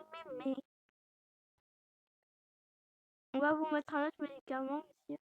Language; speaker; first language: French; native; French